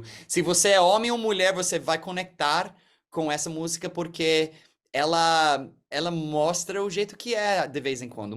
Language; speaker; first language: Portuguese; early bilingual, heritage; English